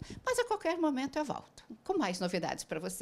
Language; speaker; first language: Portuguese; native; Portuguese